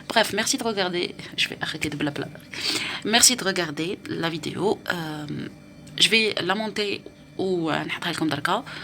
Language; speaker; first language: French; non-native, local second language; Arabic